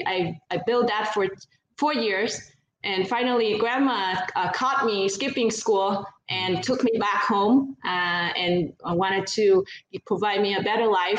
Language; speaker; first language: English; non-native, fluent; Vietnamese